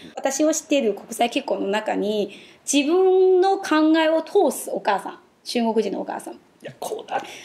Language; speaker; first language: Japanese; non-native, fluent; Chinese